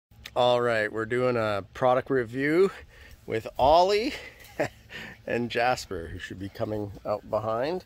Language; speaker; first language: English; native; English